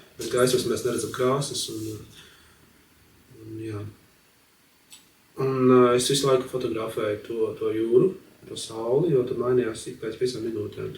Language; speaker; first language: Latvian; native; Latvian